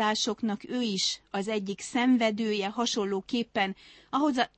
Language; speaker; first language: Hungarian; native; Hungarian